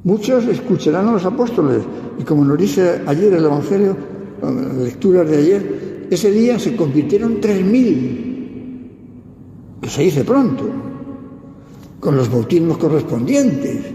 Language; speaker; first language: Spanish; native; Spanish